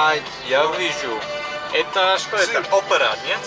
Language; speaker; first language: Russian; non-native, learner; English